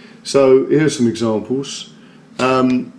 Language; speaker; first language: English; native; English